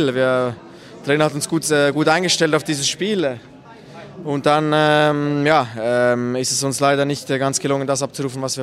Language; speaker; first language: German; native; German